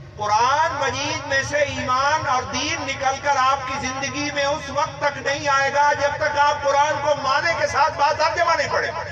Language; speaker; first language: Urdu; non-native, local second language; Punjabi